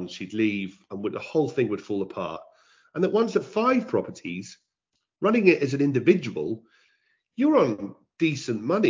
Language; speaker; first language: English; native; English